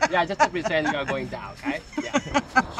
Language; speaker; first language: English; non-native, fluent; Vietnamese